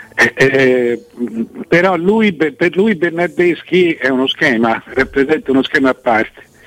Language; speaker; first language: Italian; native; Italian